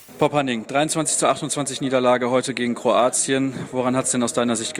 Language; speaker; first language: German; native; German